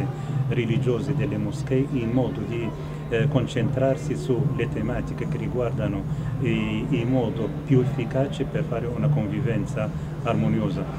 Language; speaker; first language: Italian; non-native, fluent; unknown